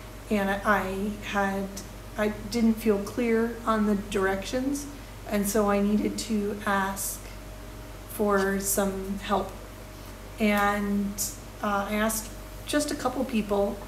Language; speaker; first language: English; native; English